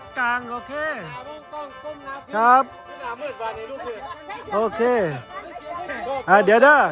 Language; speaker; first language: Thai; native; Thai